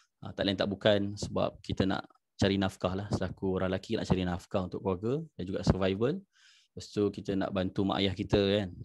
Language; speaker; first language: Malay; native; Malay